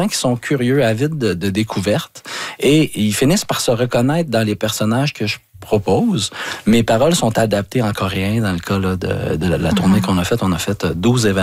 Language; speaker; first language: French; native; French